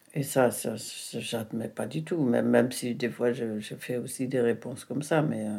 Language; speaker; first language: French; non-native, fluent; German